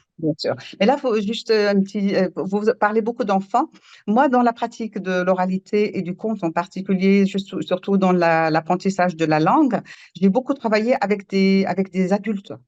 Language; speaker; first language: French; non-native, local second language; Arabic